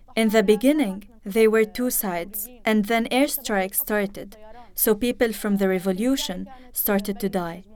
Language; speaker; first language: English; early bilingual, other home language; Arabic